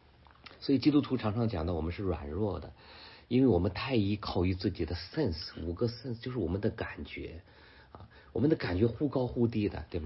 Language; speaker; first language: Chinese; native; Chinese